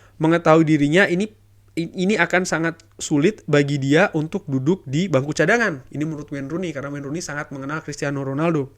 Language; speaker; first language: Indonesian; native; Indonesian